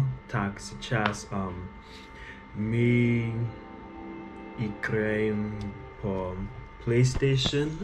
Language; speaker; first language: Russian; non-native, learner; English